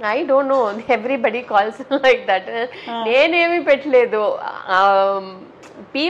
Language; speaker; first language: Telugu; non-native, local second language; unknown